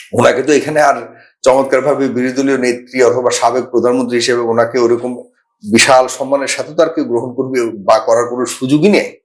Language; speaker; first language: Bangla; native; Bangla